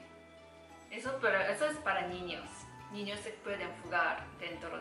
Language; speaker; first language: Spanish; non-native, learner; Japanese